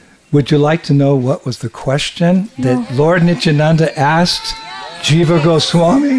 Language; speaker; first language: English; native; English